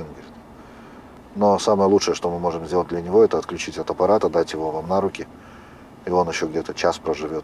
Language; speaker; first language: Russian; native; Russian